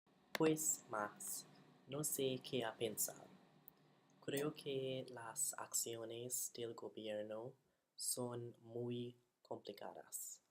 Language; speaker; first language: Spanish; non-native, learner; English